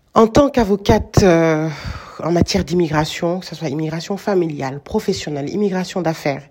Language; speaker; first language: French; non-native, local second language; Wolof